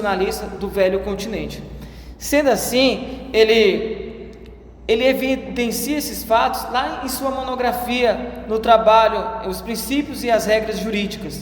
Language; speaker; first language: Portuguese; native; Portuguese